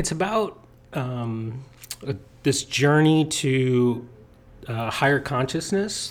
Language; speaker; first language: English; native; English